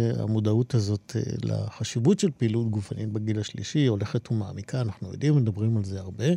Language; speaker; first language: Hebrew; native; Hebrew